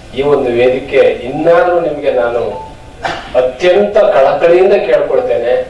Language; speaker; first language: Kannada; native; Kannada